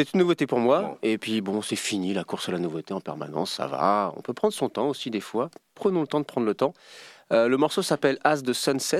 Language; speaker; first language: French; native; French